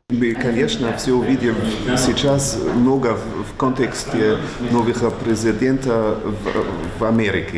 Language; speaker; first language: Russian; non-native, fluent; German